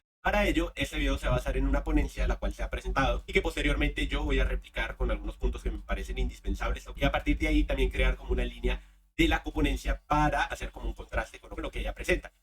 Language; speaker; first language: Spanish; native; Spanish